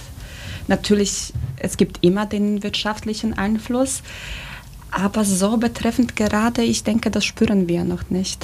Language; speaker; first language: German; non-native, fluent; Polish